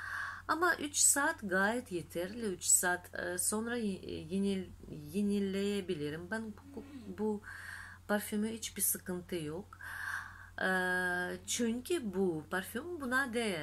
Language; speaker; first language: Turkish; non-native, fluent; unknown